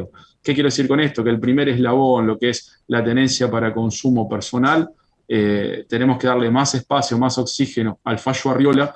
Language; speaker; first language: Spanish; native; Spanish